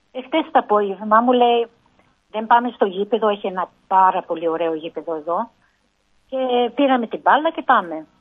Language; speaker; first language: Greek; early bilingual, heritage; Greek